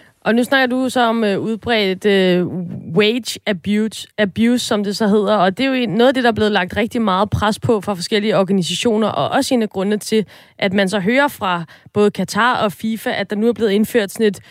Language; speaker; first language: Danish; native; Danish